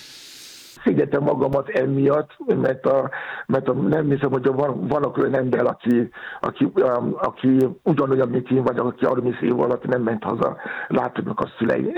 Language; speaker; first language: Hungarian; non-native, fluent; Yoruba